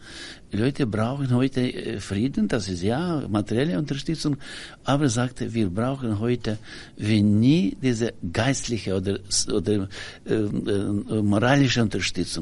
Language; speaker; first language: German; non-native, learner; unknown